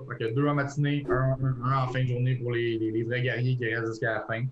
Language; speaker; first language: French; native; French